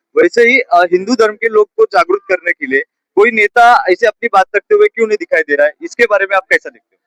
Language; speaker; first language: Hindi; non-native, local second language; Marathi